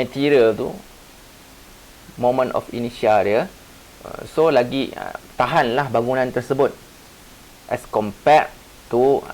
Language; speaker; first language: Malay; native; Malay